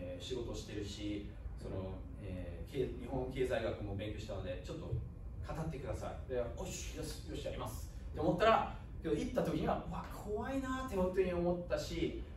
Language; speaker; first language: Japanese; non-native, fluent; German